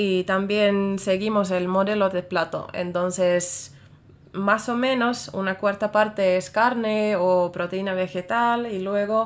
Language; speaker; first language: Spanish; non-native, fluent; Finnish